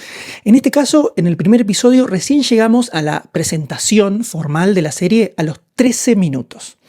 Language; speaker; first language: Spanish; native; Spanish